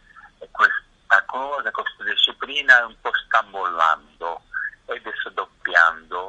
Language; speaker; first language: Italian; non-native, fluent; Japanese